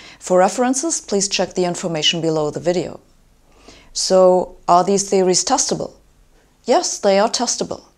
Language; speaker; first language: English; non-native, fluent; German